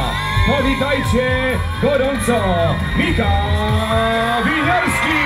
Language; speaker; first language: Polish; native; Polish